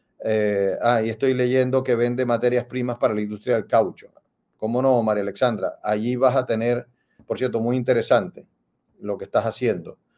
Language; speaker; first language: Spanish; native; Spanish